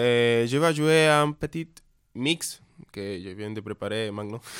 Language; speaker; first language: French; non-native, learner; Spanish